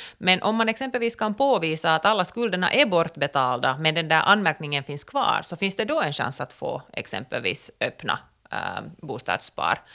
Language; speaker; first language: Swedish; native; Swedish